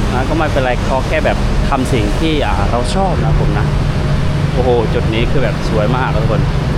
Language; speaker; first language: Thai; non-native, fluent; Lao